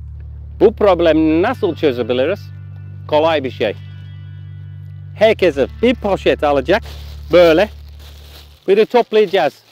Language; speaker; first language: Turkish; non-native, learner; English